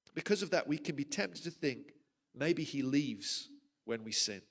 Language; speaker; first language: English; native; English